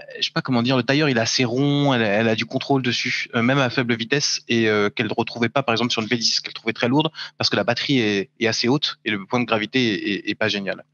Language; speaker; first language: French; native; French